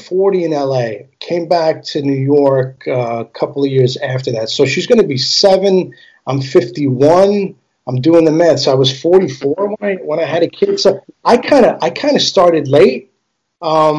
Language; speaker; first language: English; early bilingual, other home language; Italian